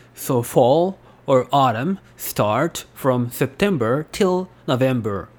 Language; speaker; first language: English; non-native, fluent; Japanese